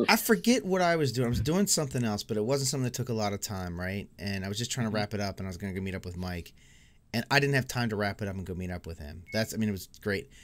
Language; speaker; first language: English; native; English